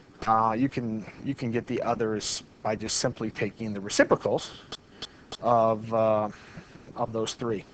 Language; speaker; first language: English; native; English